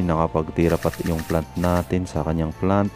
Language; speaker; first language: Filipino; native; Filipino